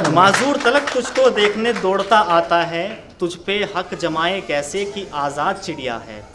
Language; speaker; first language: Hindi; native; Hindi